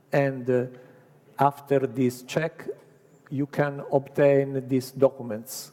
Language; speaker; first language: English; non-native, learner; Italian